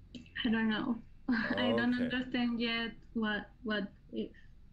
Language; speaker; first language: English; non-native, learner; Spanish